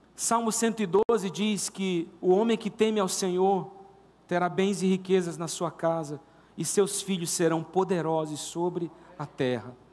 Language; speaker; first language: Portuguese; native; Portuguese